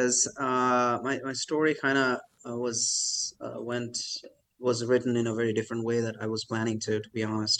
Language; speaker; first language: English; non-native, local second language; Bangla